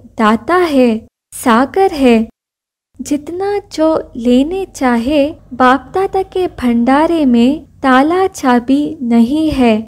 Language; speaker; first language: Hindi; non-native, local second language; Kannada